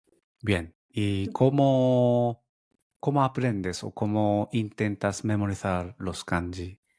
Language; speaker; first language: Spanish; non-native, fluent; Japanese